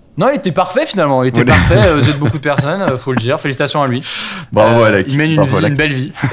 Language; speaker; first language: French; native; French